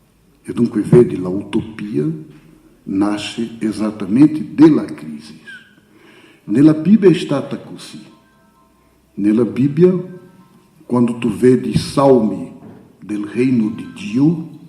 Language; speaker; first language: Italian; non-native, fluent; Portuguese